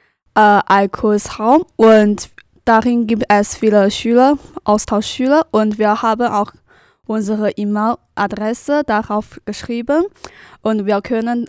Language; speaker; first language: German; non-native, learner; Chinese